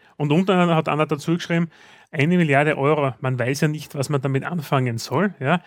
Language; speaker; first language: German; native; German